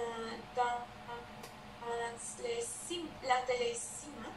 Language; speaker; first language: French; non-native, learner; Spanish